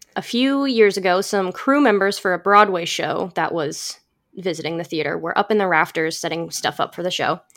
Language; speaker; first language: English; native; English